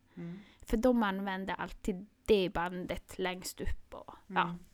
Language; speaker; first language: Swedish; non-native, local second language; Northern Sami